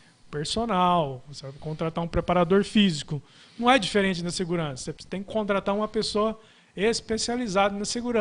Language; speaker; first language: Portuguese; native; Portuguese